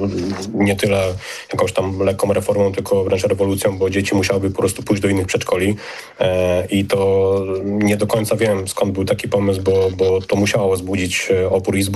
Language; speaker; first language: Polish; native; Polish